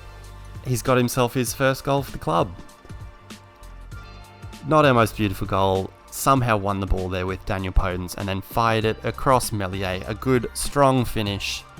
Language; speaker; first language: English; native; English